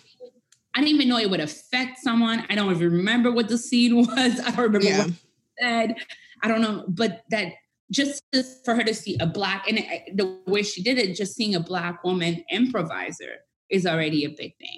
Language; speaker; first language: English; non-native, fluent; French